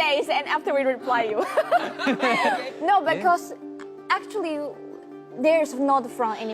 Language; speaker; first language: English; non-native, learner; Chinese